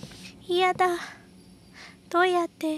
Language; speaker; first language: Japanese; non-native, learner; English